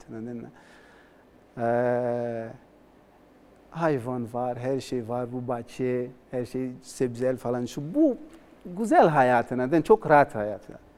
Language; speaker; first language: Turkish; non-native, learner; Portuguese